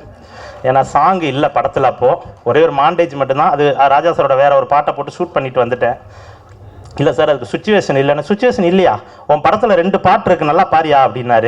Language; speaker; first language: Tamil; native; Tamil